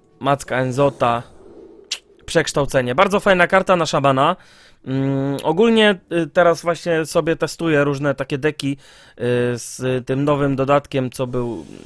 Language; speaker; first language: Polish; native; Polish